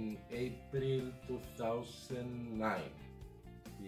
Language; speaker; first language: English; non-native, learner; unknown